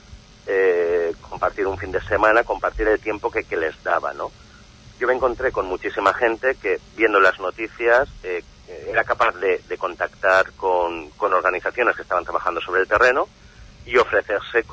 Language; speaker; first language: Spanish; native; Spanish